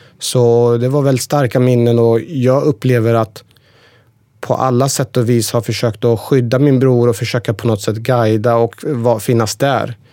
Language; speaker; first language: Swedish; early bilingual, other home language; Persian